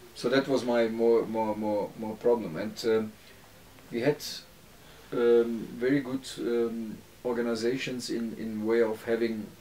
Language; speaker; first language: English; non-native, fluent; Turkish